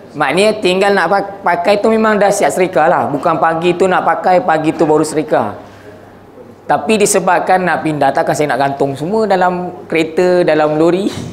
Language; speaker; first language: Malay; native; Malay